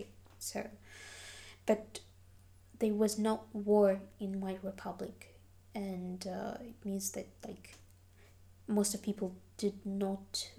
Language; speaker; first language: English; non-native, fluent; Adyghe